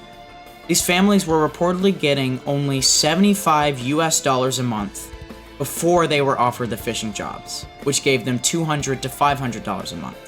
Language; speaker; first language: English; native; English